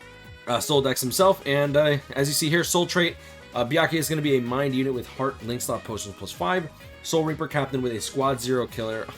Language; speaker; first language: English; native; English